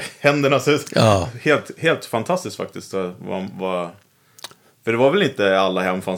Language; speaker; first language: Swedish; native; Swedish